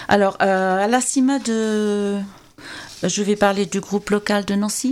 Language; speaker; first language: French; native; French